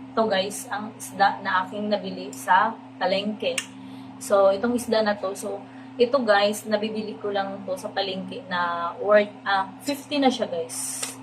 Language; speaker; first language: Filipino; non-native, local second language; Cebuano